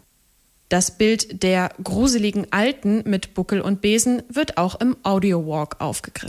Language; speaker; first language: German; native; German